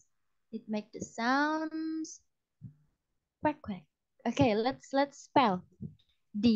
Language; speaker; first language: English; non-native, fluent; Indonesian